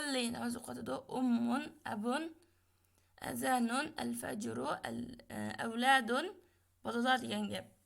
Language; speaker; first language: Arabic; non-native, fluent; Uyghur